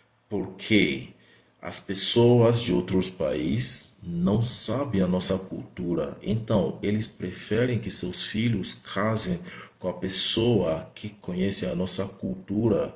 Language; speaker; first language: Portuguese; non-native, fluent; Igbo